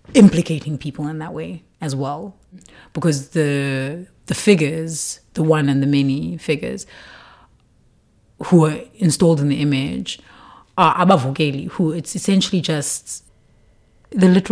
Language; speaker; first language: English; non-native, local second language; Xhosa